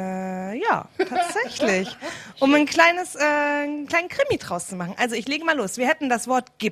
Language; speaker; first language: German; native; German